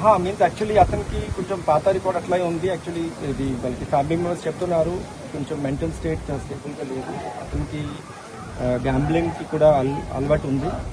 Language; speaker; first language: Telugu; non-native, learner; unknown